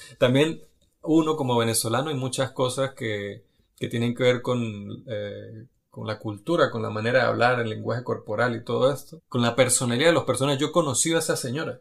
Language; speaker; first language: Spanish; native; Spanish